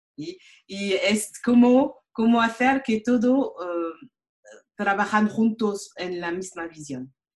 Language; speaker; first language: Spanish; non-native, learner; French